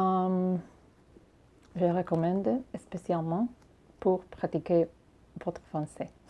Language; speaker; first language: French; non-native, learner; English